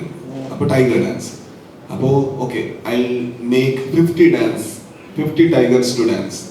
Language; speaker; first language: Malayalam; non-native, learner; Kannada